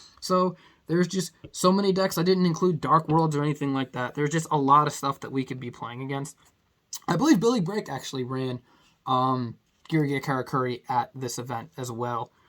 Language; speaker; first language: English; native; English